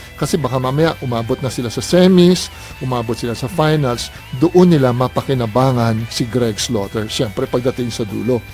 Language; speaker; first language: Filipino; native; Filipino